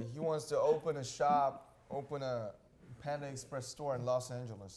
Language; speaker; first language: English; non-native, fluent; Korean